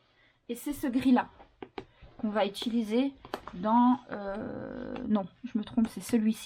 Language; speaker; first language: French; native; French